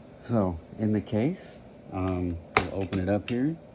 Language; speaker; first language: English; native; English